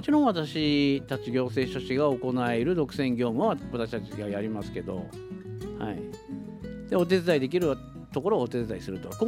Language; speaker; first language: Japanese; native; Japanese